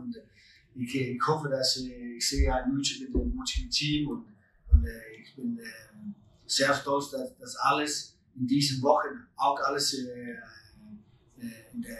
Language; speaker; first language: German; non-native, learner; Danish